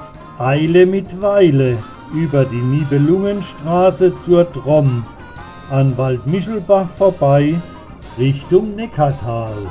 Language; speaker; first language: German; native; German